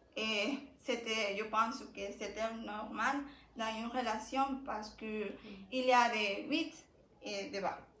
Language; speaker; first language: French; non-native, learner; Spanish